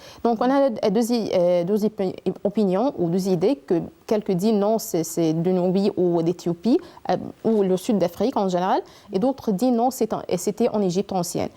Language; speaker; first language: French; non-native, learner; Arabic